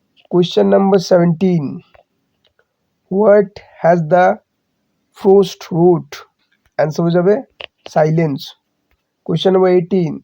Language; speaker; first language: English; non-native, local second language; Bangla